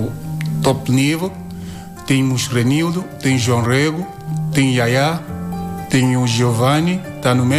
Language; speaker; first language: Portuguese; non-native, learner; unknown